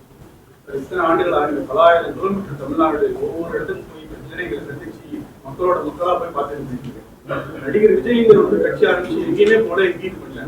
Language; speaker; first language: Tamil; native; Tamil